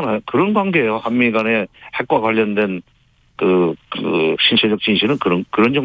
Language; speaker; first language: Korean; native; Korean